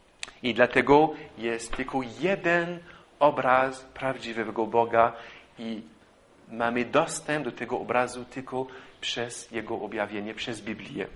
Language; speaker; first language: Polish; non-native, fluent; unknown